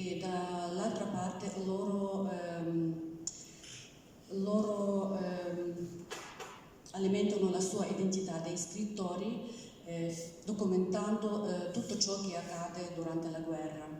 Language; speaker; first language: Italian; non-native, learner; Ukrainian